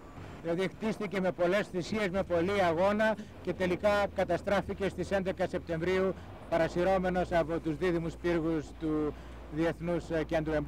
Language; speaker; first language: Greek; native; Greek